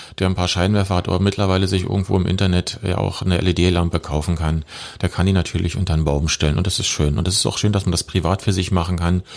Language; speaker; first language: German; native; German